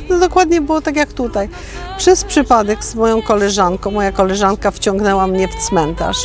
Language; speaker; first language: Polish; native; Polish